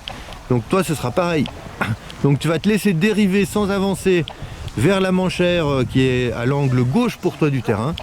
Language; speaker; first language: French; native; French